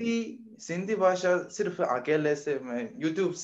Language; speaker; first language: Hindi; non-native, learner; Korean